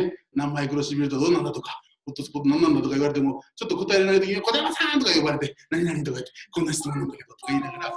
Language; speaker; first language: Japanese; native; Japanese